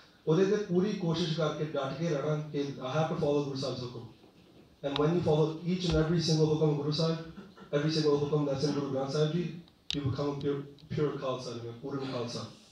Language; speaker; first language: Punjabi; early bilingual, heritage; Punjabi